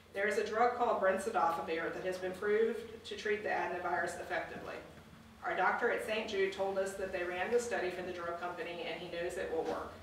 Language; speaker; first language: English; native; English